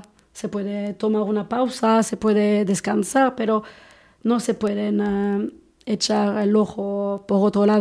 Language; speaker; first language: Spanish; non-native, fluent; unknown